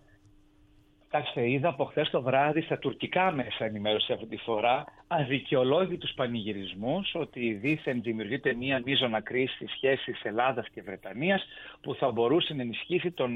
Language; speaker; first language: Greek; native; Greek